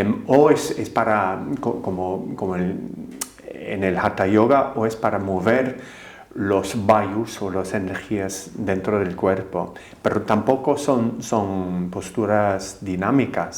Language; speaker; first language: Spanish; non-native, fluent; English